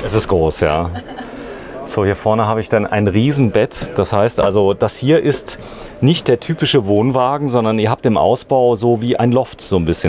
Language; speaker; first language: German; native; German